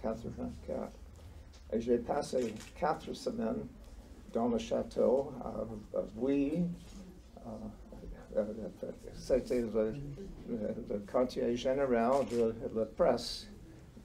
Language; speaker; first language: French; non-native, learner; English